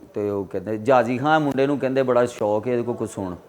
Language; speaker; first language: Urdu; non-native, local second language; Punjabi